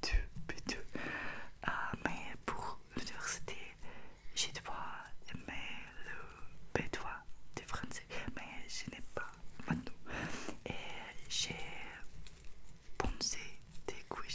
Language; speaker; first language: French; non-native, learner; Russian